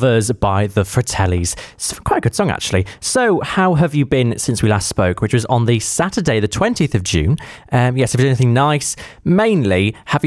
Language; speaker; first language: English; native; English